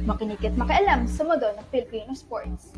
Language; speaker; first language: Filipino; native; Filipino